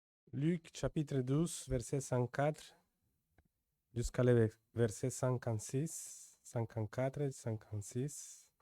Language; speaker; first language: French; non-native, fluent; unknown